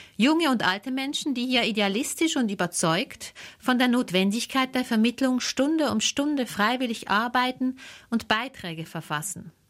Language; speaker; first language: German; native; German